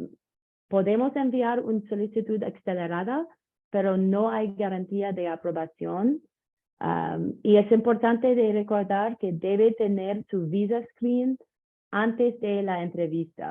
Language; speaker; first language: Spanish; non-native, learner; English